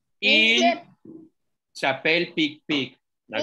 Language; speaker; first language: French; non-native, fluent; Spanish